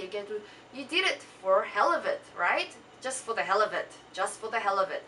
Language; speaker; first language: English; non-native, fluent; Korean